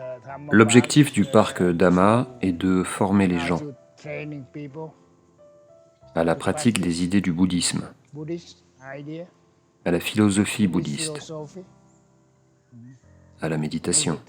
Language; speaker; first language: French; non-native, learner; Thai